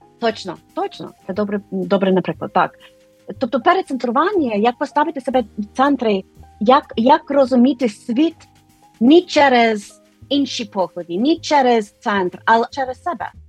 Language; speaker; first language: Ukrainian; non-native, fluent; English